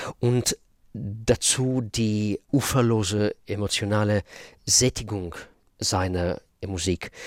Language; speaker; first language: German; non-native, fluent; Russian